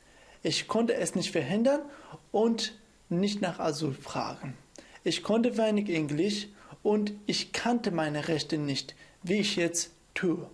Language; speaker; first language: German; non-native, fluent; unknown